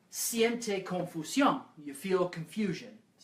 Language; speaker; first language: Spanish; non-native, fluent; English